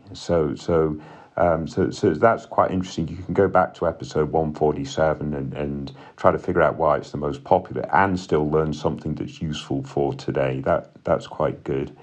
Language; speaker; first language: English; native; English